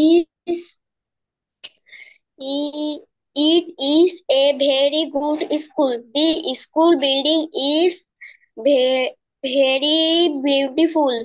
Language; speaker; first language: English; non-native, learner; Bangla